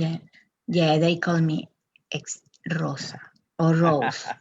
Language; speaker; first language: English; non-native, learner; Spanish